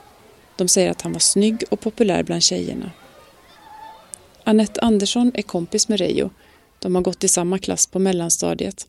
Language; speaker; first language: Swedish; native; Swedish